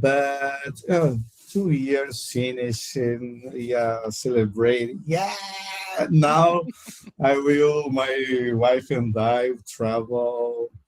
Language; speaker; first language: English; non-native, learner; Portuguese